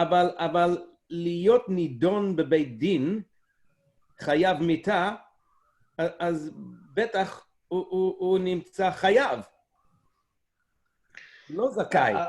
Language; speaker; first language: Hebrew; non-native, learner; English